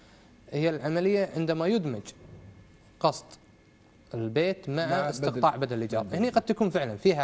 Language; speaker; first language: Arabic; native; Arabic